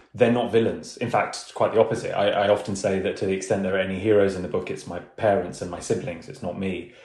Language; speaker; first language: English; early bilingual, other home language; Urdu